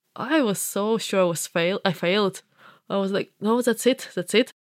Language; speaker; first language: English; non-native, fluent; Ukrainian